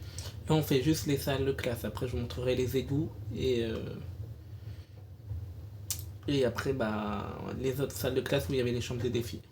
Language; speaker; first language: French; native; French